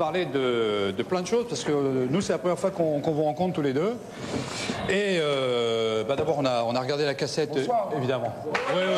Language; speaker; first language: French; native; French